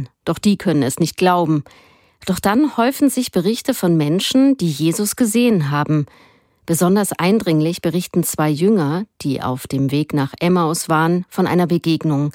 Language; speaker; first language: German; native; German